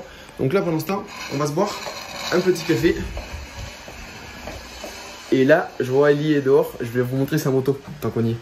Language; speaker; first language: French; native; French